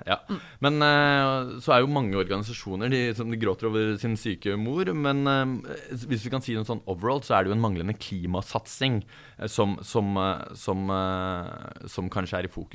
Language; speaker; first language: Norwegian; native; Norwegian